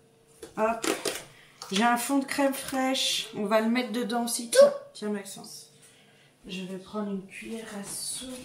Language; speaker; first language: French; native; French